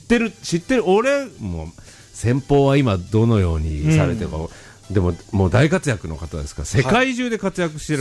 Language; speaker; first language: Japanese; native; Japanese